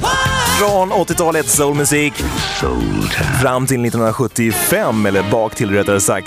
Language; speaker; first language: Swedish; native; Swedish